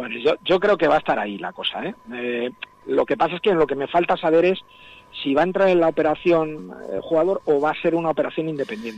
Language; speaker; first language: Spanish; native; Spanish